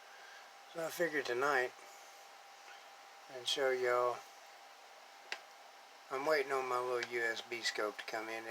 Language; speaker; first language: English; native; English